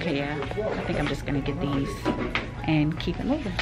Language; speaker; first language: English; native; English